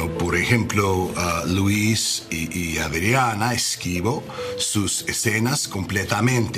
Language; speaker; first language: Spanish; non-native, learner; English